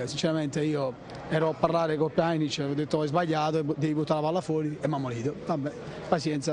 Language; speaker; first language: Italian; native; Italian